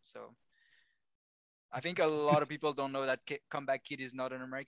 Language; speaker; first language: English; non-native, fluent; French